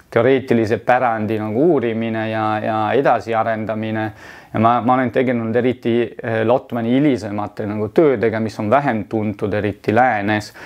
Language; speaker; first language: Estonian; non-native, fluent; Italian